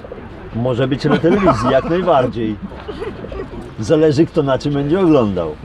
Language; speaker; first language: Polish; native; Polish